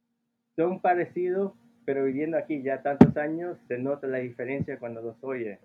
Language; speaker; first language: Spanish; early bilingual, heritage; Spanish